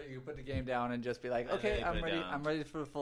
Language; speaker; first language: English; native; English